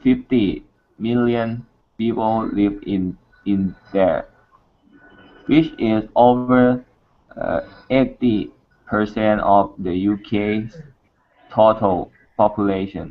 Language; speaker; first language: English; non-native, learner; Thai